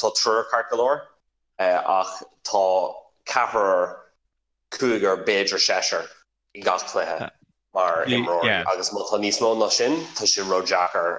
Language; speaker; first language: Irish; non-native, learner; English